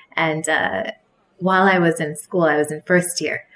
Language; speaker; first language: English; native; English